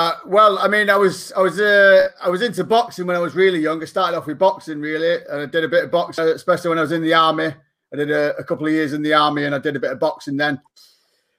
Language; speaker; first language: English; native; English